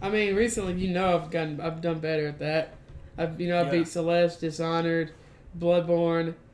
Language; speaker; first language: English; native; English